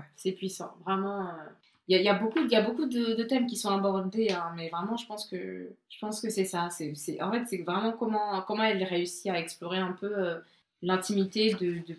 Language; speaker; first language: French; native; French